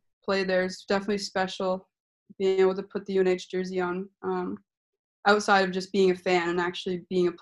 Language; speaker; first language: English; native; English